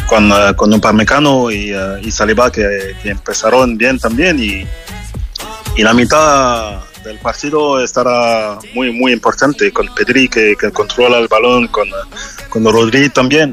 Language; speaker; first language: Spanish; non-native, fluent; French